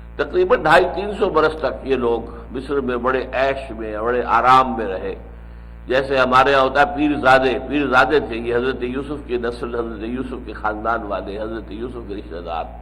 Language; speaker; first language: Urdu; native; Urdu